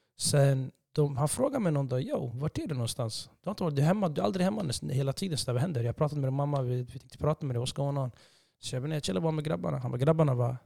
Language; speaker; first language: Swedish; early bilingual, other home language; Somali